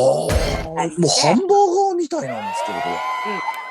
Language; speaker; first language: Japanese; native; Japanese